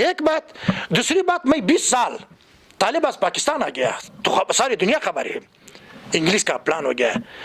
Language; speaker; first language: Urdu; non-native, learner; Pashto